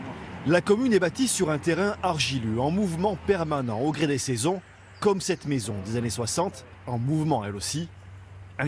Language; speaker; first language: French; native; French